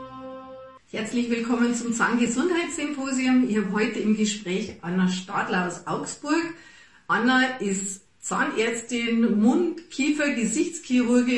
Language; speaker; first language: German; native; German